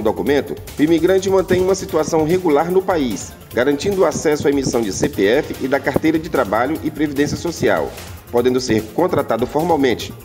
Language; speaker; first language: Portuguese; native; Portuguese